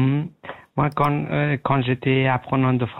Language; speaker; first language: French; non-native, learner; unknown